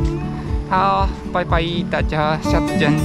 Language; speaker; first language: Chinese; non-native, fluent; Japanese